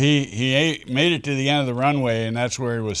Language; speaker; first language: English; native; English